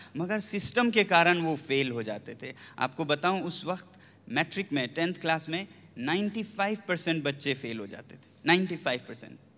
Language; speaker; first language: Hindi; non-native, local second language; Ladakhi